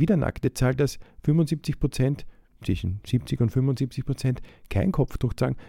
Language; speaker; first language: German; native; German